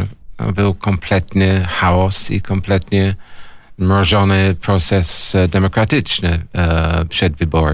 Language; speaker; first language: Polish; non-native, learner; English